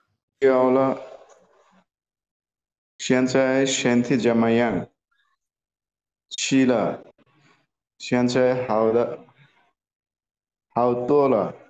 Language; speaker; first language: Chinese; non-native, learner; Bangla